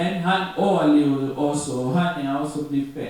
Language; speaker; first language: Danish; non-native, learner; French